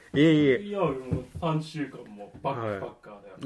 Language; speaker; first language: Japanese; native; Japanese